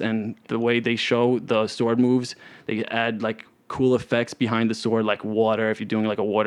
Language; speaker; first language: English; non-native, fluent; Italian